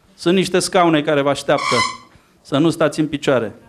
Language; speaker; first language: Romanian; native; Romanian